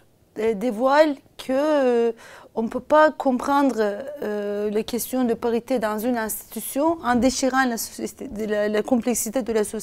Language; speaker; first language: French; non-native, fluent; Turkish